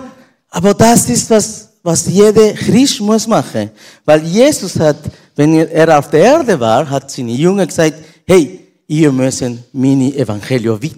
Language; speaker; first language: German; non-native, learner; Spanish